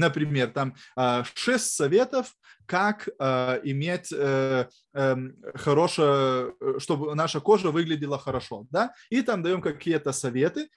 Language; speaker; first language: Russian; non-native, fluent; Lithuanian